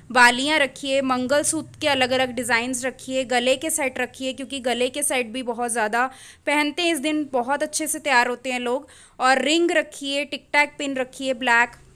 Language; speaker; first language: Hindi; native; Hindi